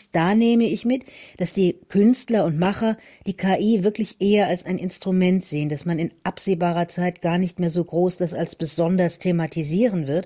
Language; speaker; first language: German; native; German